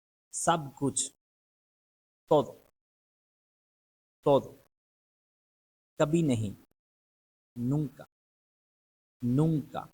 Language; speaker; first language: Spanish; non-native, fluent; Urdu